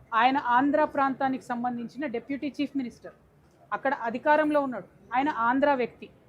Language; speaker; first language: Telugu; native; Telugu